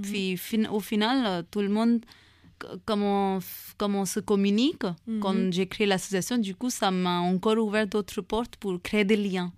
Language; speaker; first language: French; non-native, fluent; Hindi